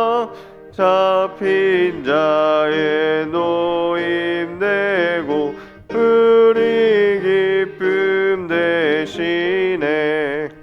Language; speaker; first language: Korean; native; Korean